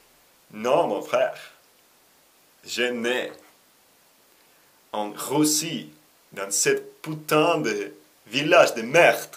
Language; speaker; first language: French; non-native, learner; Russian